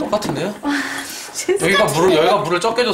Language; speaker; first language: Korean; native; Korean